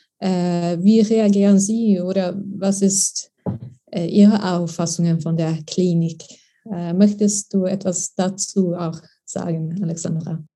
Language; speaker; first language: German; non-native, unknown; Swedish